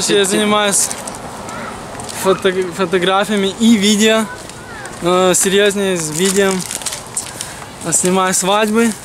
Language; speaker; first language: Russian; early bilingual, heritage; Russian